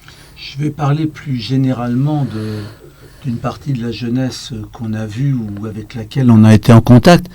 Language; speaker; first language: French; native; French